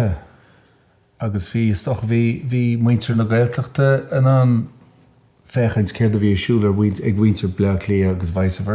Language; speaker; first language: Irish; native; Irish